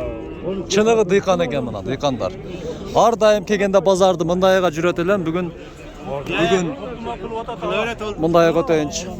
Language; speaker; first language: Kyrgyz; non-native, local second language; Uzbek